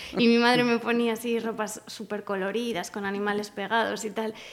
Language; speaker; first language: Spanish; native; Spanish